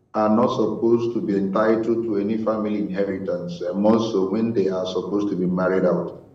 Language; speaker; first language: English; non-native, local second language; Igbo